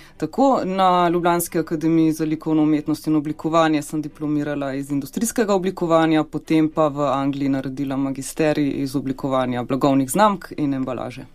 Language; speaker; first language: Slovenian; native; Slovenian